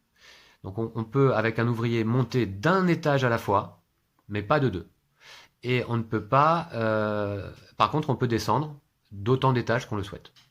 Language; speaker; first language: French; native; French